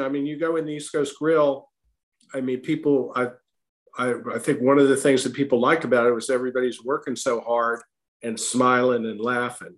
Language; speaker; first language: English; native; English